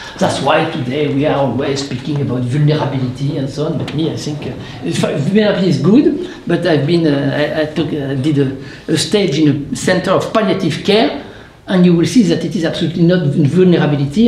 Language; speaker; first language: English; non-native, fluent; French